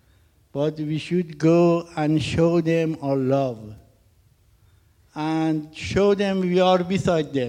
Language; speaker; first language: English; non-native, learner; Persian